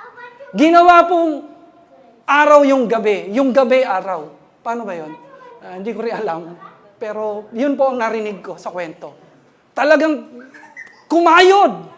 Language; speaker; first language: Filipino; native; Filipino